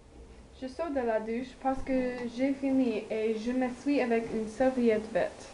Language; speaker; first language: French; non-native, learner; English